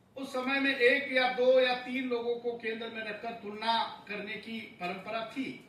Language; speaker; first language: Hindi; non-native, local second language; Marathi